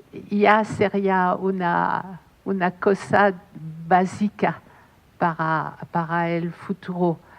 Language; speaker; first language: Spanish; non-native, fluent; French